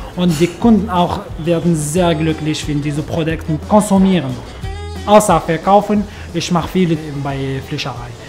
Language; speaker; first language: German; non-native, learner; Arabic